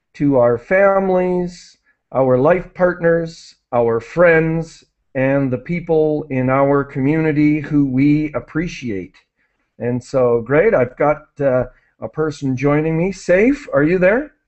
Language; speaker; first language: English; native; English